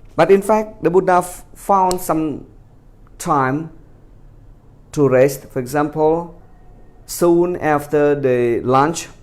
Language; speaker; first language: English; non-native, fluent; Khmer